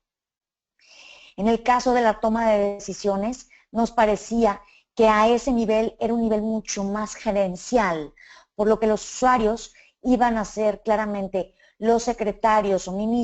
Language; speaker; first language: Spanish; native; Spanish